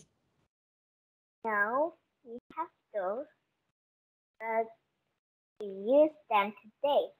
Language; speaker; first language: English; non-native, learner; Korean